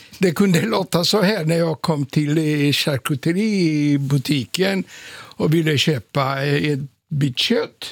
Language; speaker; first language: Swedish; non-native, fluent; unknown